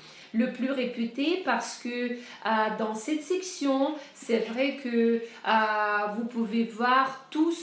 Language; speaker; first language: French; non-native, fluent; Russian